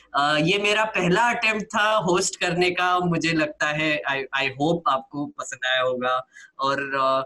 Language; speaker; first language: Hindi; native; Hindi